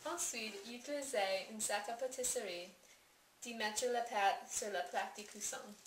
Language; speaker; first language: French; non-native, learner; English